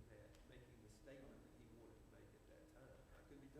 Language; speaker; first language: English; native; English